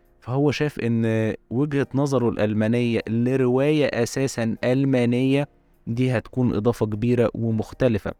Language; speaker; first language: Arabic; native; Arabic